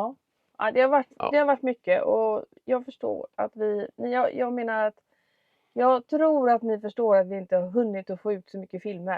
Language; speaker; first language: Swedish; native; Swedish